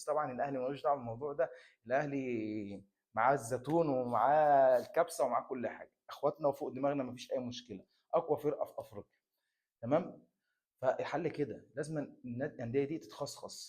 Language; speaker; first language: Arabic; native; Arabic